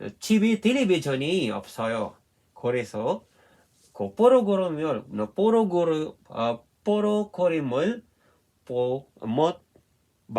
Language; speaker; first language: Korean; non-native, fluent; Filipino